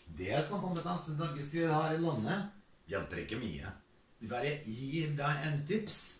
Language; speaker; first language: Norwegian; non-native, fluent; Serbian